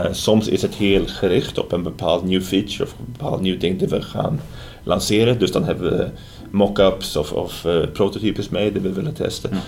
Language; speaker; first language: Dutch; non-native, fluent; Swedish